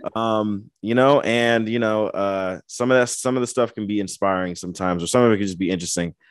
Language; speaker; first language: English; native; English